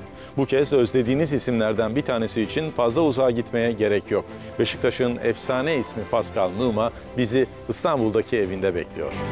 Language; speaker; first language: Turkish; native; Turkish